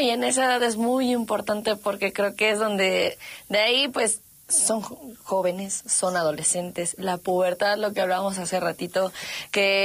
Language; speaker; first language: Spanish; native; Spanish